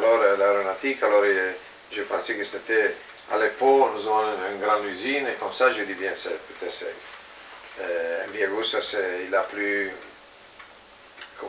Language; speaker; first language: French; non-native, fluent; Italian